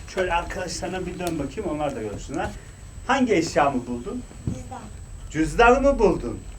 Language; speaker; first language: Turkish; native; Turkish